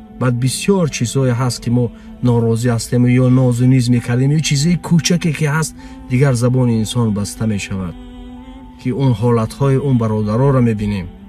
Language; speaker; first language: Persian; native; Persian